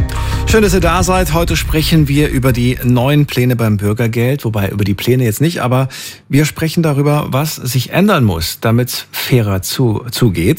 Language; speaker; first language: German; native; German